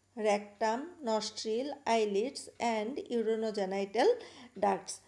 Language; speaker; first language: English; non-native, local second language; Assamese